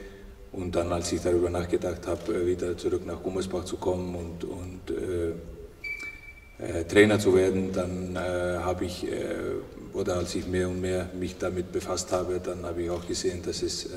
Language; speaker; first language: German; non-native, fluent; Icelandic